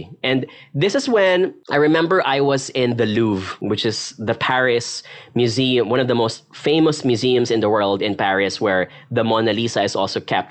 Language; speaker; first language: English; non-native, local second language; Filipino